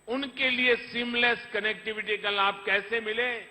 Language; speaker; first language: Hindi; non-native, local second language; Gujarati